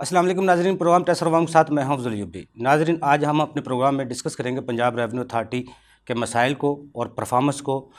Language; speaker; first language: Urdu; non-native, local second language; Punjabi